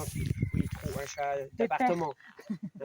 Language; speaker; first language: French; native; French